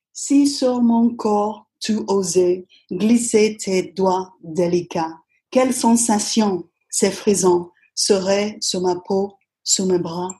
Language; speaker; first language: French; non-native, fluent; English